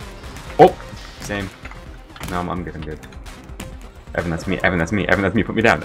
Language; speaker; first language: English; native; English